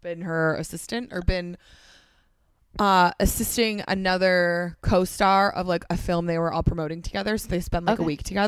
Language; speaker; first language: English; native; English